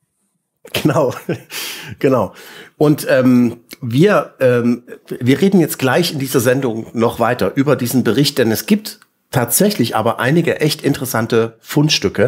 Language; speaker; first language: German; native; German